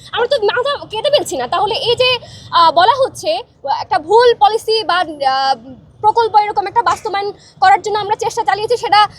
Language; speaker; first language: Bangla; non-native, local second language; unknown